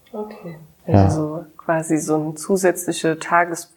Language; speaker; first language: German; native; German